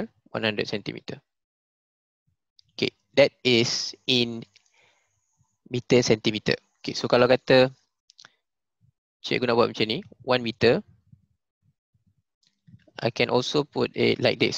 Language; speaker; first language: English; non-native, local second language; Malay